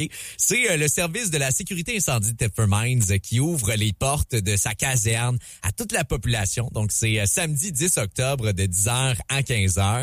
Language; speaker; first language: French; native; French